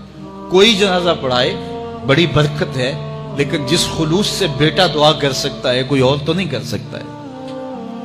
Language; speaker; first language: Urdu; native; Urdu